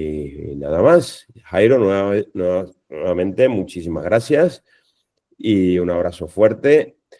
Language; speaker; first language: Spanish; native; Spanish